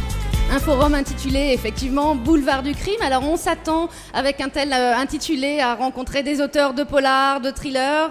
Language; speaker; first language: French; native; French